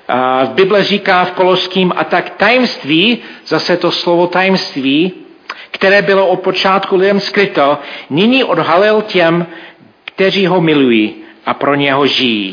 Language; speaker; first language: Czech; non-native, fluent; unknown